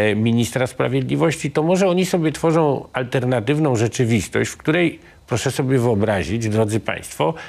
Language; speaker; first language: Polish; native; Polish